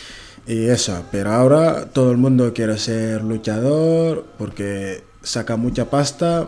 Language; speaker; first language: Spanish; non-native, learner; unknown